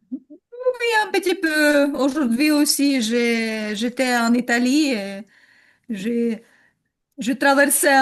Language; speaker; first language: French; non-native, learner; Ukrainian